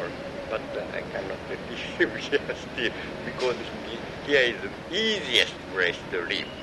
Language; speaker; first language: English; non-native, learner; Japanese